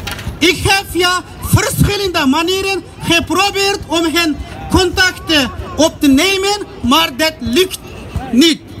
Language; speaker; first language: Dutch; non-native, learner; Uyghur